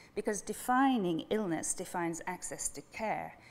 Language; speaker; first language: English; non-native, fluent; French